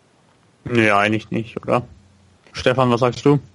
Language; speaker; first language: German; native; German